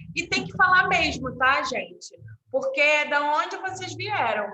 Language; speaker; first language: Portuguese; native; Portuguese